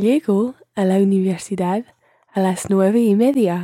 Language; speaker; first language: Spanish; non-native, learner; English